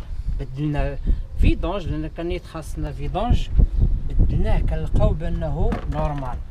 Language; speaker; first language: Arabic; native; Arabic